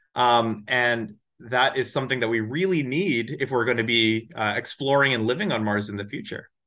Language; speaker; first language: English; native; English